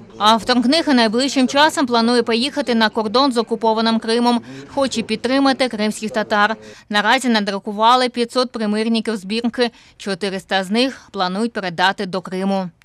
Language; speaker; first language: Ukrainian; non-native, local second language; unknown